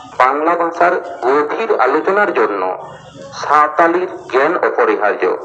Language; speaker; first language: Bangla; non-native, local second language; Santali